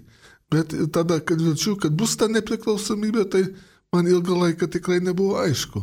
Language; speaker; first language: Lithuanian; early bilingual, heritage; Lithuanian